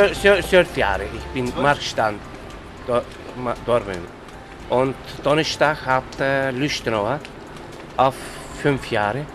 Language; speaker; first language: German; non-native, learner; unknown